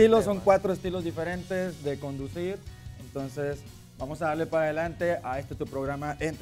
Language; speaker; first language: Spanish; native; Spanish